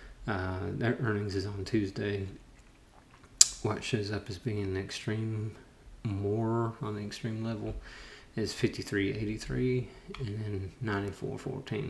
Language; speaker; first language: English; native; English